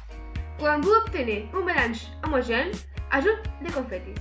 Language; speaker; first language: French; non-native, learner; Spanish